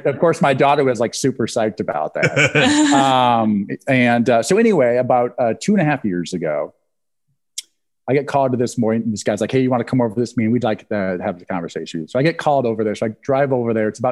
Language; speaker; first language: English; native; English